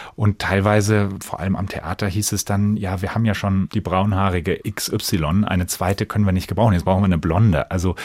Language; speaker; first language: German; native; German